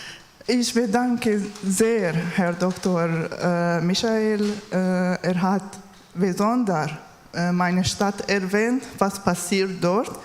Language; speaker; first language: German; non-native, learner; Kurdish